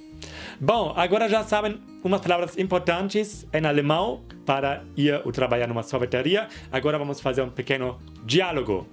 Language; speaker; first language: Portuguese; non-native, fluent; German